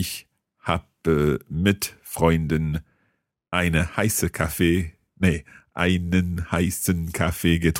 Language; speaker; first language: German; non-native, learner; English